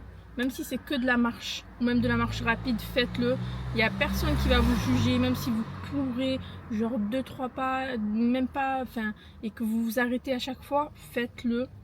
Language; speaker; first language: French; native; French